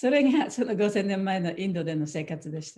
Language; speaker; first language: Japanese; native; Japanese